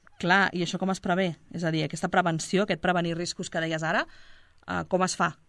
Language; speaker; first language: Catalan; native; Catalan